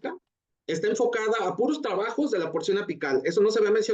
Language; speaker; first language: Spanish; native; Spanish